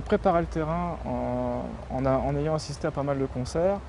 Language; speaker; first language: French; native; French